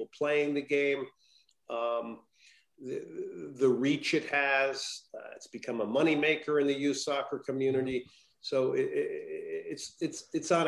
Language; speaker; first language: English; native; English